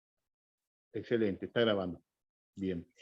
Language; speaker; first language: Spanish; native; Spanish